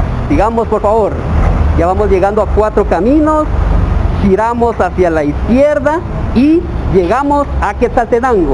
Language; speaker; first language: Spanish; native; Spanish